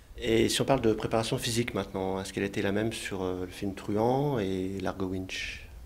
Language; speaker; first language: French; native; French